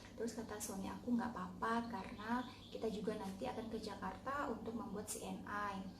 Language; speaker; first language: Indonesian; native; Indonesian